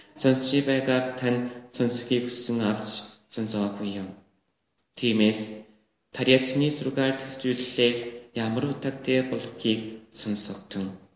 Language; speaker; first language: Mongolian; non-native, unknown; Korean